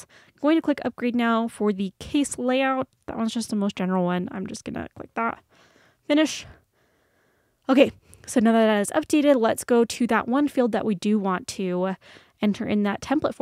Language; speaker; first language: English; native; English